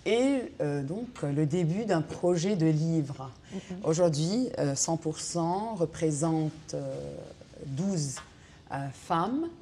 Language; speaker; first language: French; non-native, local second language; Arabic